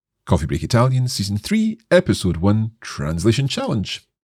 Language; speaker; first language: English; native; English